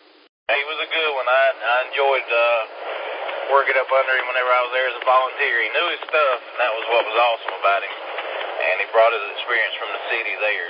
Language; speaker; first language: English; native; English